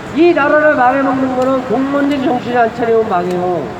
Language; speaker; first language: Korean; native; Korean